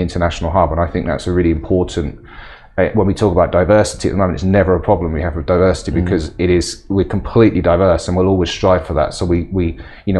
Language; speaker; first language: English; native; English